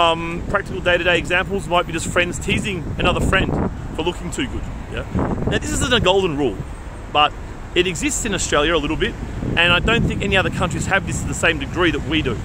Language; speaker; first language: English; native; English